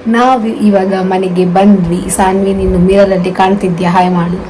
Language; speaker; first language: Kannada; non-native, local second language; Tulu